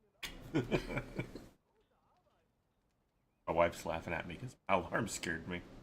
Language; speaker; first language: English; native; English